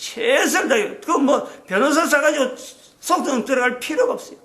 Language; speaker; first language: Korean; native; Korean